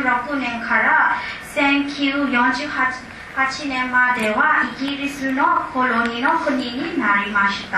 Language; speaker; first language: Japanese; non-native, learner; Burmese